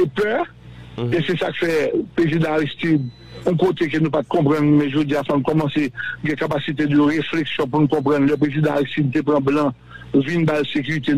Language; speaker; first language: French; non-native, local second language; Haitian Creole